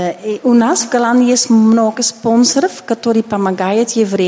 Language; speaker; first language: Russian; non-native, learner; Dutch